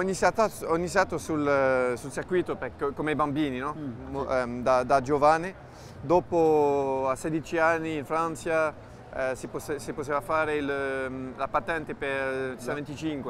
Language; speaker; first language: Italian; non-native, fluent; French